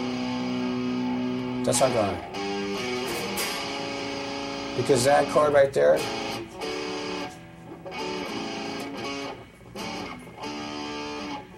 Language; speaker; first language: English; native; English